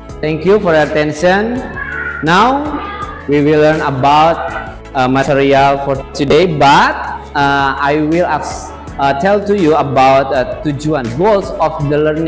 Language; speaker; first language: English; non-native, learner; Indonesian